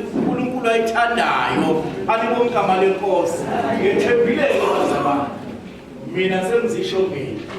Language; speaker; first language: Zulu; native; Zulu